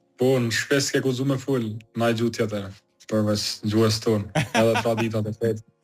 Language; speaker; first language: Albanian; early bilingual, heritage; Albanian